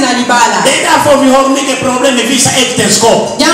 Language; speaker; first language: Swedish; non-native, learner; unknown